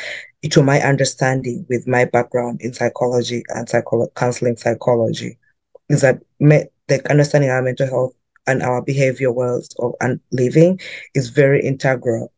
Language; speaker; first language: English; non-native, local second language; Ganda